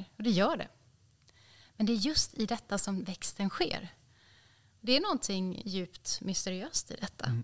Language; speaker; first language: Swedish; native; Swedish